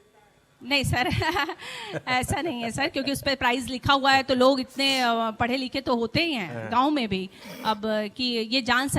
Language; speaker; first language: Hindi; native; Hindi